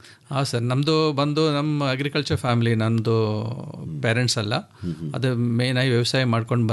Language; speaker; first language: Kannada; non-native, learner; Malayalam